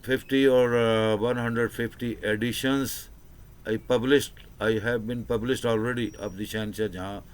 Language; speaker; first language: English; non-native, local second language; Urdu